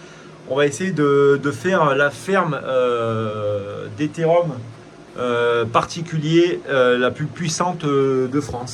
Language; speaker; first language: French; native; French